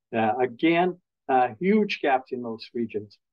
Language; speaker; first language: English; non-native, fluent; Portuguese